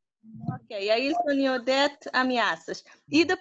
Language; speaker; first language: Portuguese; non-native, local second language; Kabuverdianu